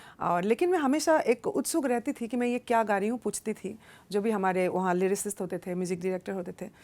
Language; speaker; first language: Hindi; non-native, local second language; Assamese